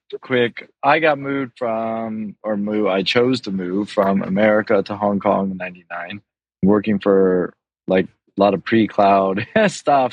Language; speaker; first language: English; native; English